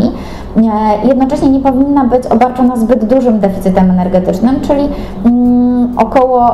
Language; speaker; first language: Polish; native; Polish